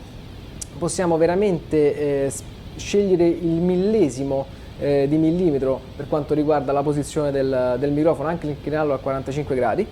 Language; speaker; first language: Italian; native; Italian